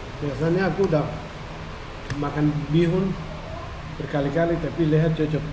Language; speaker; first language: Indonesian; non-native, learner; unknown